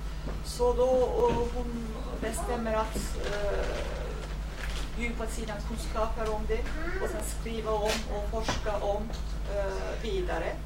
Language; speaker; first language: Swedish; non-native, fluent; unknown